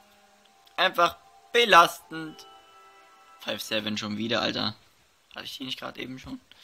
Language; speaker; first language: German; native; German